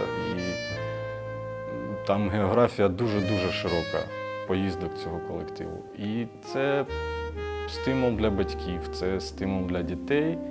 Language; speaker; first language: Ukrainian; native; Ukrainian